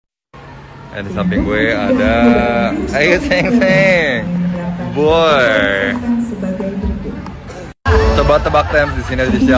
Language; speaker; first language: Indonesian; native; Indonesian